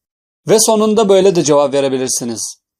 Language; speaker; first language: Turkish; non-native, fluent; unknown